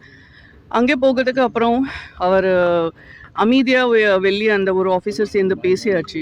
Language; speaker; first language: Tamil; non-native, learner; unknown